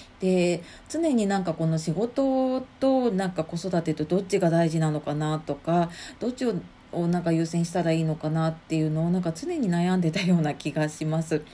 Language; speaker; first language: Japanese; native; Japanese